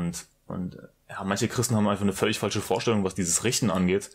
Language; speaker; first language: German; native; German